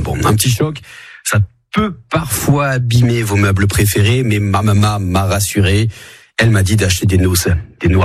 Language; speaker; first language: French; native; French